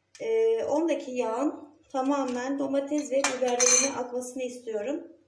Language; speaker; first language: Turkish; native; Turkish